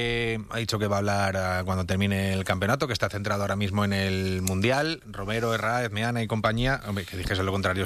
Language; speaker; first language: Spanish; native; Spanish